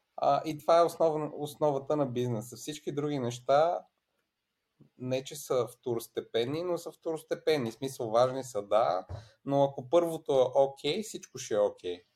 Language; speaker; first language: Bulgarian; early bilingual, other home language; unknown